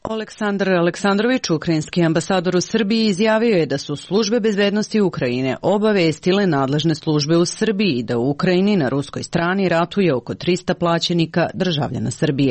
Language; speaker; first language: Serbian; native; Serbian